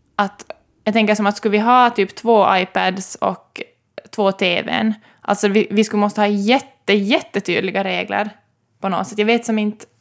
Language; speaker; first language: Swedish; native; Swedish